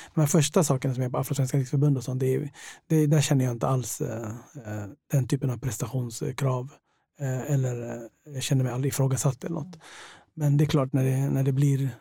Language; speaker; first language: Swedish; early bilingual, other home language; Tigrinya